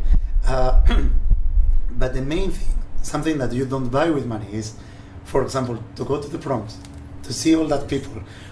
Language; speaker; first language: English; non-native, fluent; Spanish